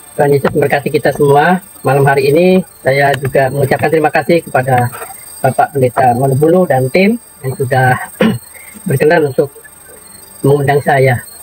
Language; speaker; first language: Indonesian; native; Indonesian